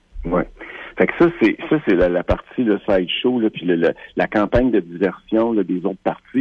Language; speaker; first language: French; native; French